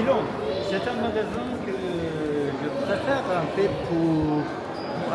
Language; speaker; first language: French; non-native, fluent; Turkish